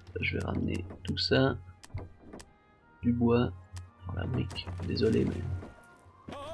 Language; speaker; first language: French; native; French